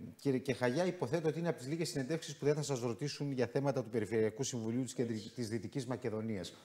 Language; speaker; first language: Greek; native; Greek